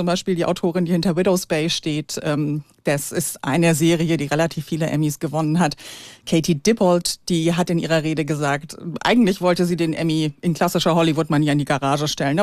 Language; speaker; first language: German; native; German